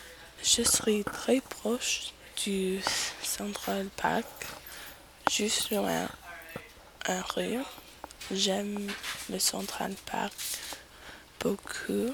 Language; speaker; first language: French; non-native, learner; English